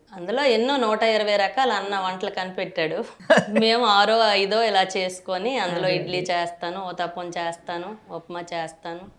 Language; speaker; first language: Telugu; native; Telugu